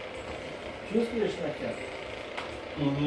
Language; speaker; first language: Russian; native; Russian